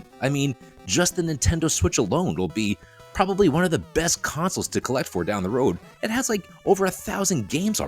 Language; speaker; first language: English; native; English